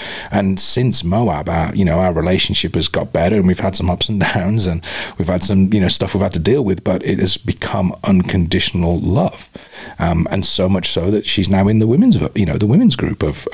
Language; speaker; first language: English; native; English